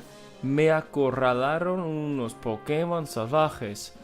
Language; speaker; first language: Spanish; non-native, fluent; English